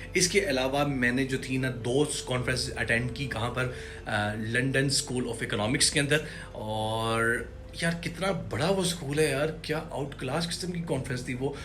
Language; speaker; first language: Urdu; non-native, local second language; Punjabi